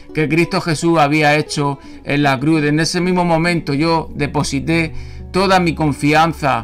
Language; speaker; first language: Spanish; native; Spanish